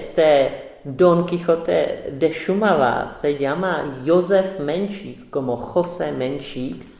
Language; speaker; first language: Spanish; non-native, fluent; Czech